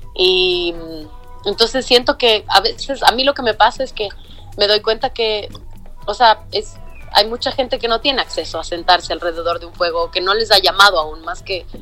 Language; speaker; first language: Spanish; native; Spanish